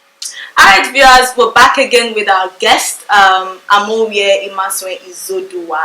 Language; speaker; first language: English; non-native, local second language; Yoruba